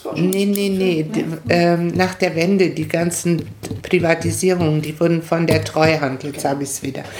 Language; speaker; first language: German; non-native, fluent; Spanish